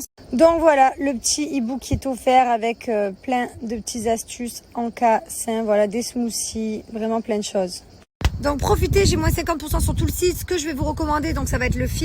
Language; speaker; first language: French; native; French